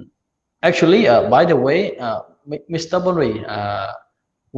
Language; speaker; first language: English; non-native, learner; Khmer